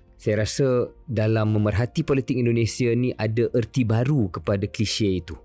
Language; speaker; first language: Malay; native; Malay